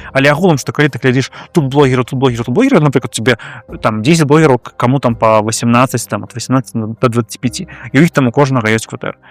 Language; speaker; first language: Belarusian; non-native, local second language; Russian